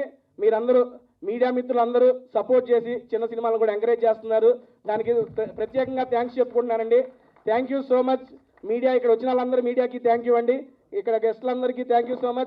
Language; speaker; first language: Telugu; native; Telugu